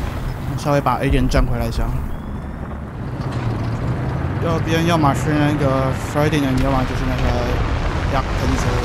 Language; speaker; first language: Chinese; native; Chinese